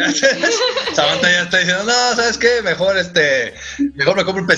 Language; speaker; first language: Spanish; native; Spanish